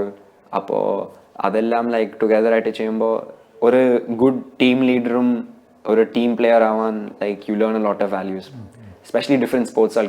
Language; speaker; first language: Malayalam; early bilingual, heritage; Malayalam